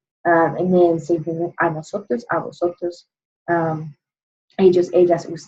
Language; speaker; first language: Spanish; non-native, fluent; English